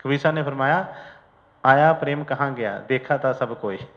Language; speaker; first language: Hindi; non-native, local second language; Punjabi